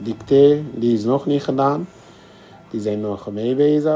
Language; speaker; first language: Dutch; non-native, fluent; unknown